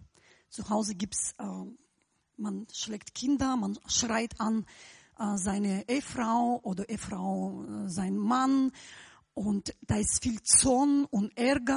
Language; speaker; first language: German; non-native, fluent; Russian